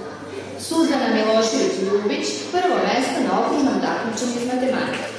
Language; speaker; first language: Serbian; native; Serbian